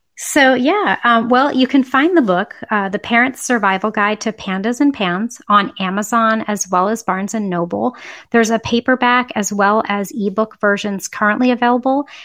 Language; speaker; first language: English; native; English